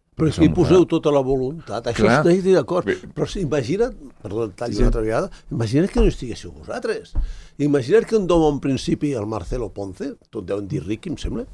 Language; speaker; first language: Catalan; native; Catalan